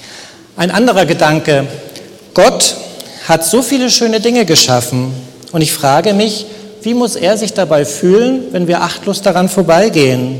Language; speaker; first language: German; native; German